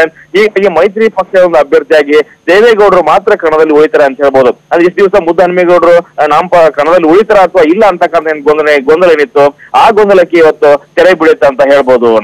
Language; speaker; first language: Kannada; native; Kannada